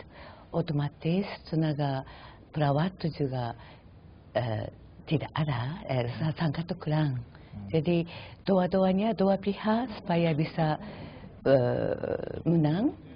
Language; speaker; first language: Indonesian; non-native, fluent; Japanese